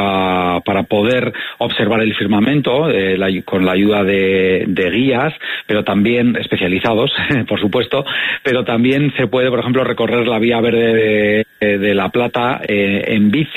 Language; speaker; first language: Spanish; native; Spanish